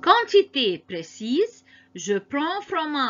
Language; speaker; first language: French; non-native, fluent; Arabic